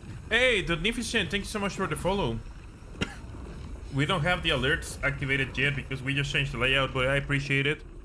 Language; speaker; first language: English; non-native, fluent; Spanish